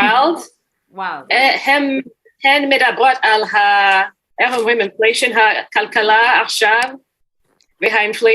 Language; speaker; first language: Hebrew; non-native, learner; English